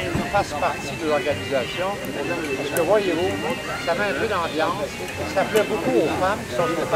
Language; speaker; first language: French; native; French